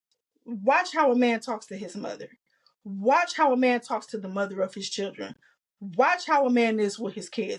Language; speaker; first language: English; native; English